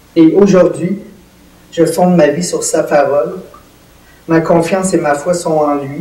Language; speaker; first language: French; native; French